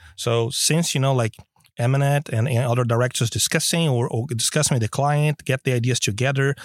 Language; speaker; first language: English; non-native, fluent; Portuguese